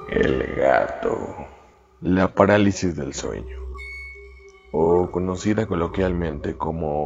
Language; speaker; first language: Spanish; native; Spanish